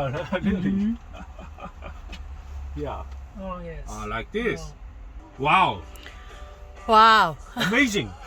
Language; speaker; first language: English; non-native, learner; Korean